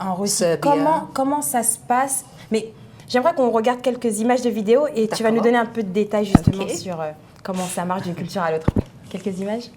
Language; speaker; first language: French; native; French